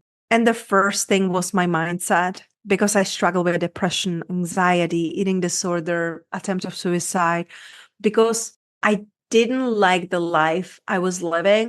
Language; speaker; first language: English; non-native, fluent; Czech